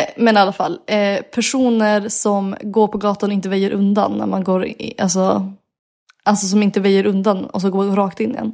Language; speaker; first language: Swedish; native; Swedish